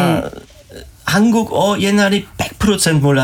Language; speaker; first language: Korean; non-native, learner; German